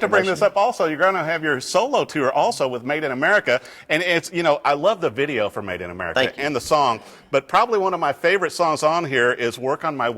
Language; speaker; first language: English; native; English